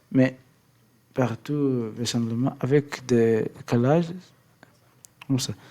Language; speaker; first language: French; non-native, learner; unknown